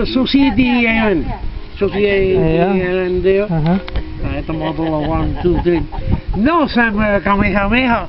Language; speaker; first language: English; non-native, learner; French